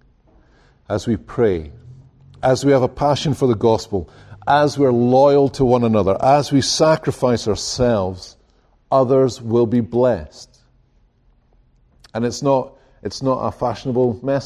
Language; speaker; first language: English; native; English